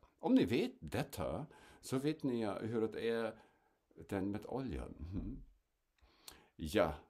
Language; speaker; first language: Swedish; non-native, fluent; German